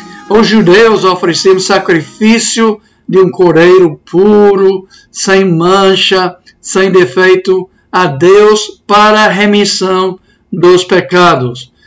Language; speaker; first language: Portuguese; non-native, fluent; English